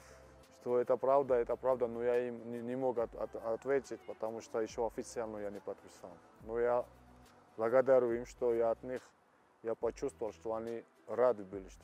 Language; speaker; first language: Russian; non-native, fluent; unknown